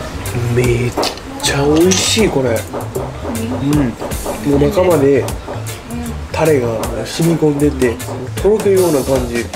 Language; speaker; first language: Japanese; native; Japanese